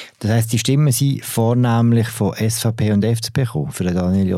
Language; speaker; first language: German; native; German